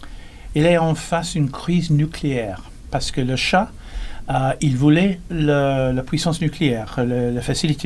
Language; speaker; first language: French; non-native, learner; English